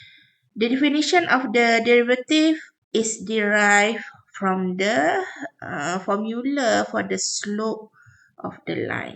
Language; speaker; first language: English; non-native, local second language; Malay